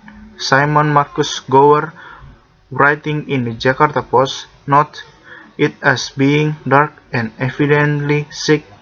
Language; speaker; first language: English; non-native, learner; Indonesian